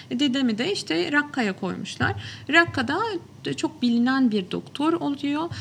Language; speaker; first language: Turkish; early bilingual, other home language; Arabic